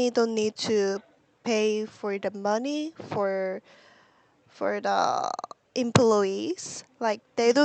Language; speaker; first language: English; non-native, learner; Korean